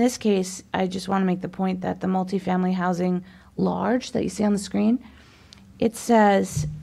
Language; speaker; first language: English; native; English